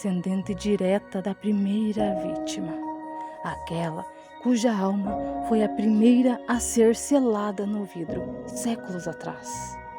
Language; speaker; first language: Portuguese; native; Portuguese